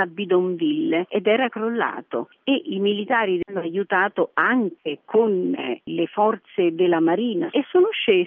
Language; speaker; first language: Italian; native; Italian